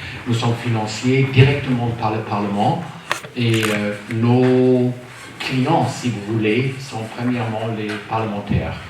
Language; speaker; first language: French; non-native, fluent; German